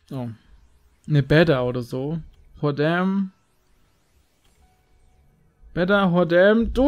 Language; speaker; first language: German; native; German